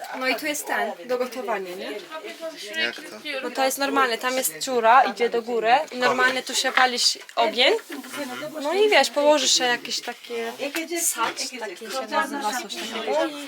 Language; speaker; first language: Polish; non-native, learner; Turkish